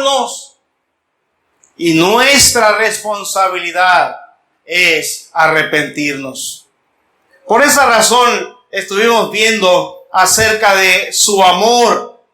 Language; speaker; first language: Spanish; native; Spanish